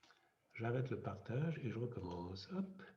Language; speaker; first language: French; native; French